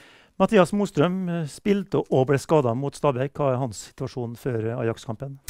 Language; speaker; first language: Norwegian; native; Norwegian